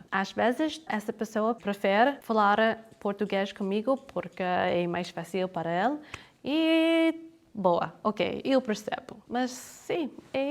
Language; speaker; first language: Portuguese; non-native, learner; English